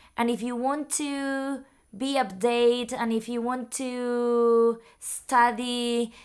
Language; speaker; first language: English; non-native, fluent; Spanish